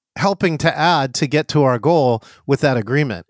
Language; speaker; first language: English; native; English